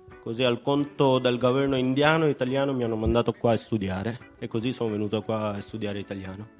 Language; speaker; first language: Italian; non-native, fluent; Hindi